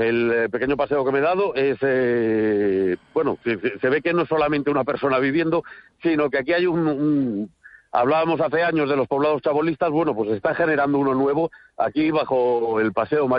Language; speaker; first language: Spanish; native; Spanish